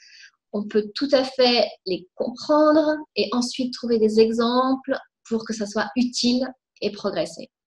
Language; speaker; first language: French; native; French